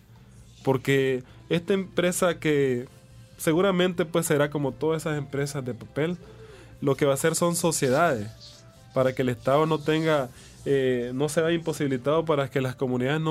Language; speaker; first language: Spanish; native; Spanish